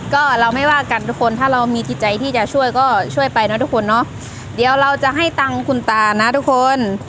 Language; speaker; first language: Thai; native; Thai